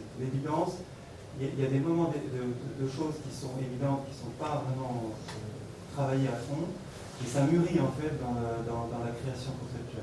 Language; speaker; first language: French; native; French